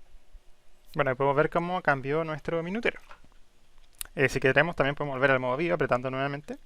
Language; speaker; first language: Spanish; native; Spanish